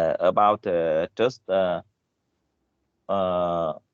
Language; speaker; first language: English; non-native, learner; Vietnamese